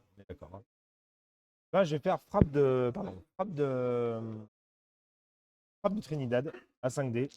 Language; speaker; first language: French; native; French